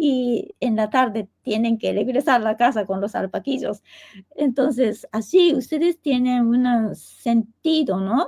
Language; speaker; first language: Spanish; non-native, fluent; Japanese